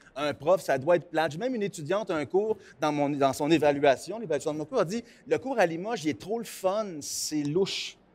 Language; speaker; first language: French; native; French